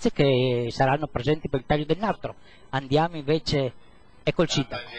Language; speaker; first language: Italian; native; Italian